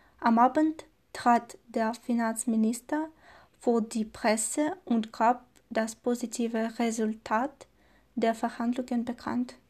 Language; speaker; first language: German; non-native, learner; Chinese